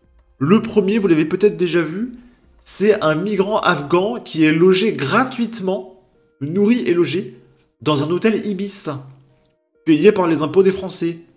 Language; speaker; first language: French; native; French